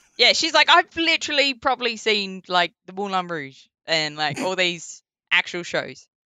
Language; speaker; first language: English; native; English